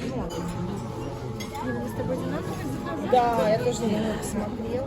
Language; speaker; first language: Russian; native; Russian